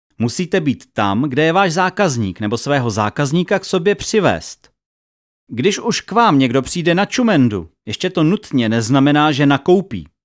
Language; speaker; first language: Czech; native; Czech